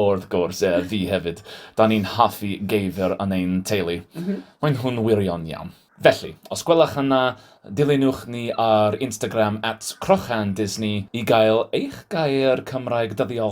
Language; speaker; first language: Welsh; non-native, learner; English